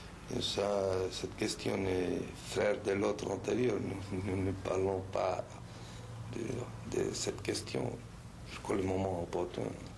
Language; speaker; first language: French; non-native, learner; Spanish